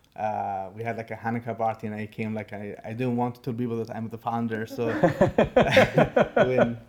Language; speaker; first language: English; non-native, fluent; Arabic